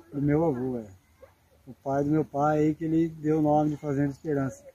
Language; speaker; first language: Portuguese; native; Portuguese